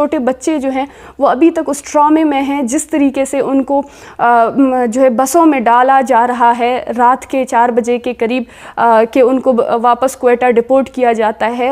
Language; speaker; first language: Urdu; non-native, local second language; Baluchi